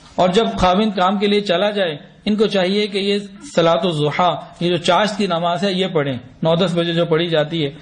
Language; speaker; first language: Urdu; non-native, local second language; Punjabi